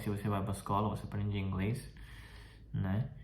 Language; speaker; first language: Portuguese; non-native, fluent; Chinese